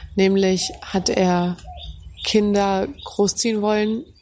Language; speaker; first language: German; native; German